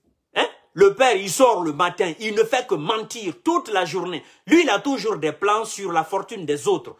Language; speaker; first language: French; non-native, local second language; Mandingo